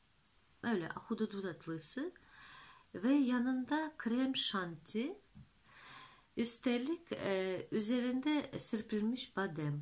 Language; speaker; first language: Turkish; non-native, fluent; Russian